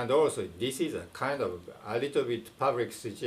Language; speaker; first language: English; non-native, fluent; Japanese